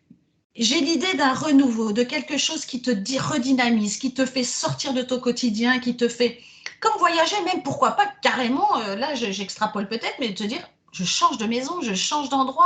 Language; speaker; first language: French; native; French